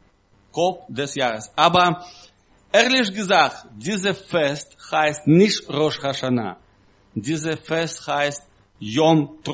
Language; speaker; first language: German; non-native, learner; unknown